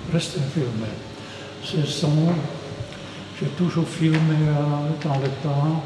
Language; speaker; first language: French; non-native, local second language; German